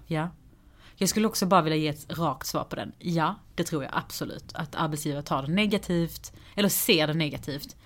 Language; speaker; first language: Swedish; early bilingual, other home language; Persian